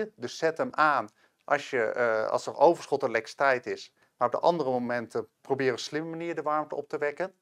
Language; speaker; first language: Dutch; native; Dutch